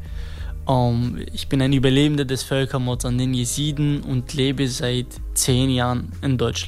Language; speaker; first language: German; non-native, fluent; Kurdish